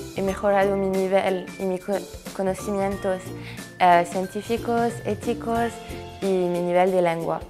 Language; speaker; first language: Spanish; non-native, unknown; French